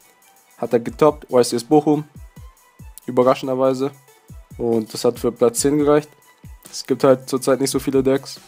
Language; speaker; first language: German; native; German